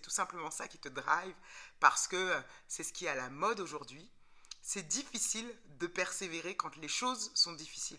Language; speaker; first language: French; native; French